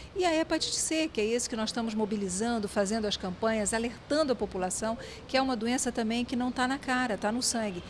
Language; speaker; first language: Portuguese; native; Portuguese